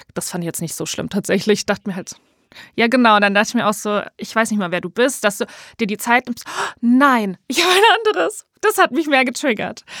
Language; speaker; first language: German; native; German